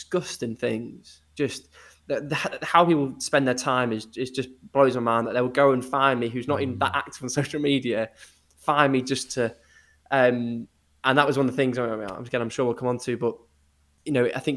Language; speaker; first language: English; native; English